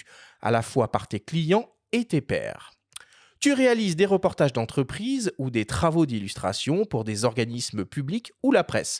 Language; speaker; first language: French; native; French